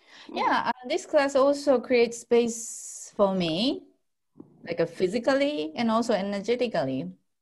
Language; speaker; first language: English; non-native, fluent; Japanese